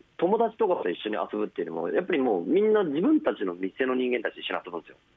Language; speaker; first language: Japanese; native; Japanese